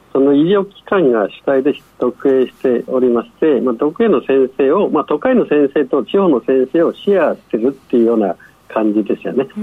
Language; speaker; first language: Japanese; non-native, fluent; Chinese